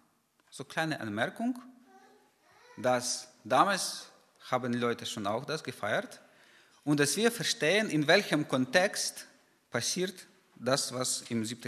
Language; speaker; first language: German; non-native, fluent; Ukrainian